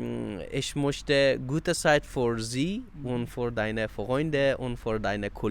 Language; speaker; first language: German; non-native, learner; Persian